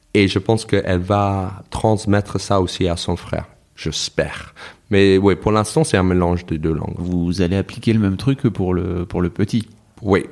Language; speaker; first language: French; non-native, fluent; English